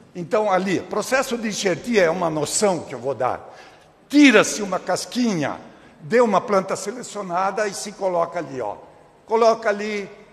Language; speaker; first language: Portuguese; native; Portuguese